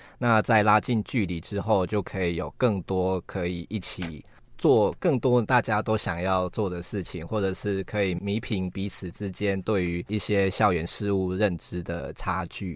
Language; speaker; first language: Chinese; native; Chinese